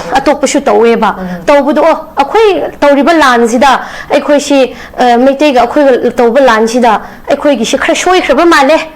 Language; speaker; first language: Manipuri; native; Manipuri